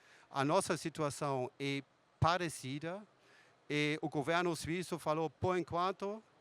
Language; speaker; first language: Portuguese; non-native, fluent; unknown